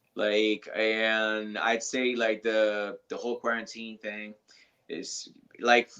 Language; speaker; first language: English; non-native, fluent; Portuguese